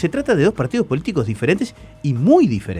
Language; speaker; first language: Spanish; native; Spanish